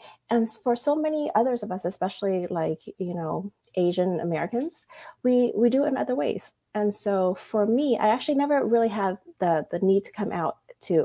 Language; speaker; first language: English; early bilingual, other home language; Vietnamese